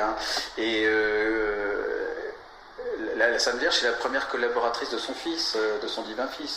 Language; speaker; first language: French; native; French